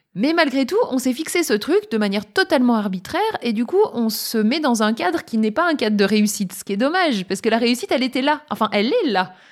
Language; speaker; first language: French; native; French